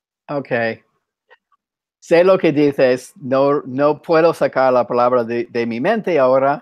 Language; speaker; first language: Spanish; non-native, fluent; English